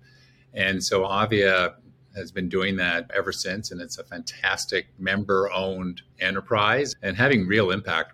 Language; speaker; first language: English; native; English